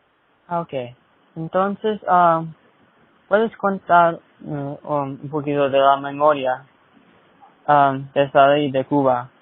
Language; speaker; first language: Spanish; early bilingual, heritage; Spanish